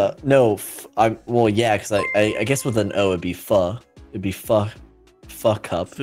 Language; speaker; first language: English; native; English